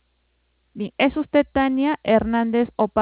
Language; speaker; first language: Spanish; native; Spanish